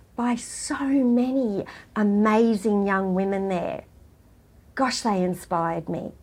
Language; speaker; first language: English; native; English